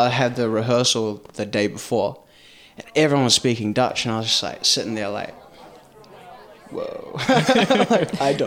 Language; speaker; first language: English; native; English